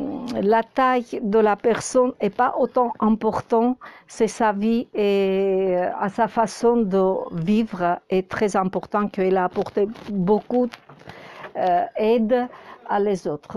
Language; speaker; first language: French; non-native, fluent; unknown